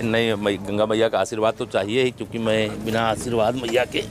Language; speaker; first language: Hindi; native; Hindi